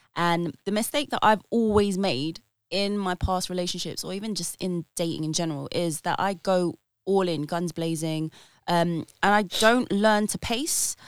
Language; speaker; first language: English; native; English